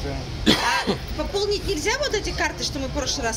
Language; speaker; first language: Russian; native; Russian